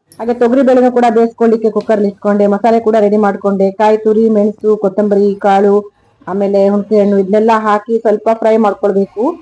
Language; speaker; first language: Kannada; non-native, local second language; Konkani